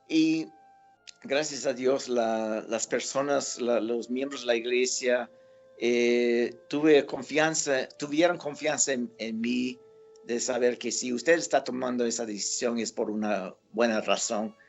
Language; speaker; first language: Spanish; non-native, fluent; English